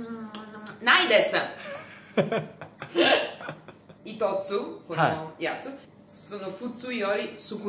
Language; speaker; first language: Japanese; non-native, learner; Italian